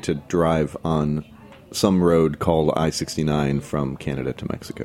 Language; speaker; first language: English; native; English